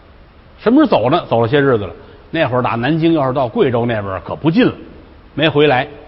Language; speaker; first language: Chinese; native; Chinese